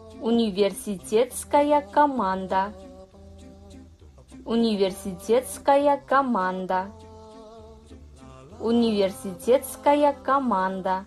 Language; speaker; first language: Russian; non-native, fluent; Kazakh